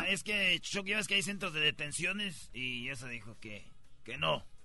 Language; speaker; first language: Spanish; early bilingual, other home language; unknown